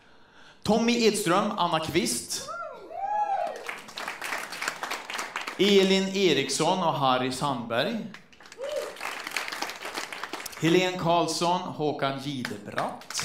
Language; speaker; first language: Swedish; native; Swedish